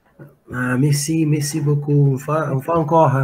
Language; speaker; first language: French; non-native, fluent; Portuguese